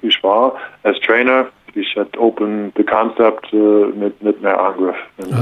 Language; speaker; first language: German; non-native, learner; English